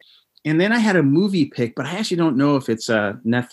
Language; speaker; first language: English; native; English